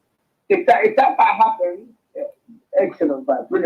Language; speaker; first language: English; native; English